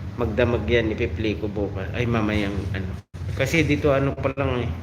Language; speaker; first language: Filipino; non-native, local second language; Bikol